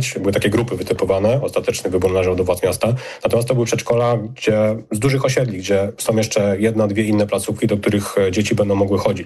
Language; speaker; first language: Polish; native; Polish